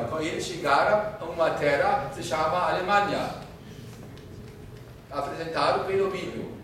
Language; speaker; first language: Portuguese; non-native, fluent; German